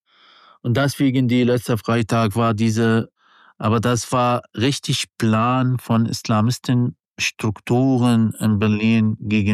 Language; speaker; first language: German; non-native, learner; Arabic